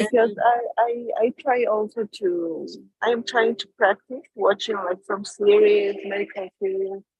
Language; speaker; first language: English; non-native, learner; Spanish